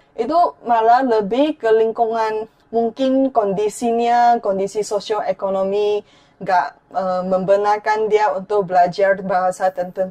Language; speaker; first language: Indonesian; non-native, fluent; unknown